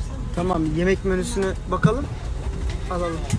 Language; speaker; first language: Turkish; native; Turkish